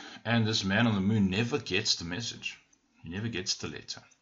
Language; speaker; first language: English; native; English